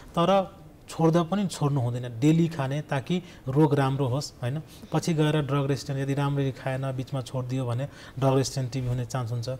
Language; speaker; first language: Nepali; non-native, local second language; Maithili